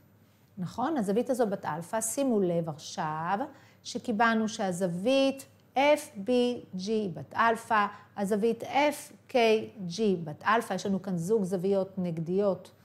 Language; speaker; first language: Hebrew; native; Hebrew